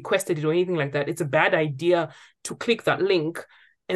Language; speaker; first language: English; non-native, local second language; Shona